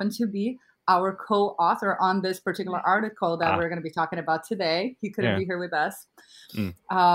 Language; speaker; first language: English; non-native, fluent; Portuguese